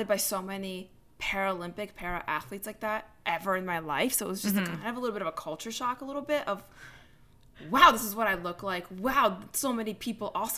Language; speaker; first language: English; early bilingual, other home language; Ukrainian